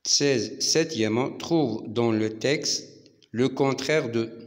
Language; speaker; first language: French; non-native, local second language; Arabic